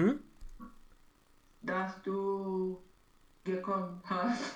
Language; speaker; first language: German; non-native, learner; Romanian